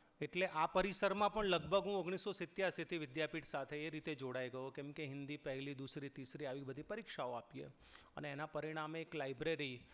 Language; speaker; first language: Gujarati; native; Gujarati